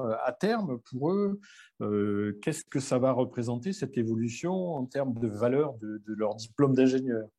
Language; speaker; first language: French; native; French